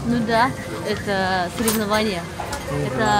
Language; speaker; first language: Russian; native; Russian